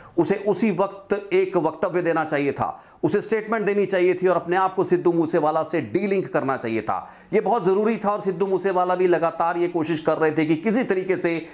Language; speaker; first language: Hindi; non-native, local second language; Punjabi